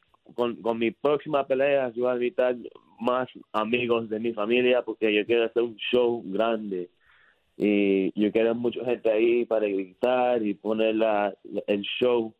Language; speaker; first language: Spanish; early bilingual, heritage; English